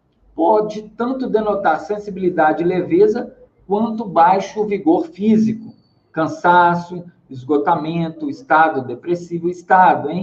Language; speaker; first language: Portuguese; native; Portuguese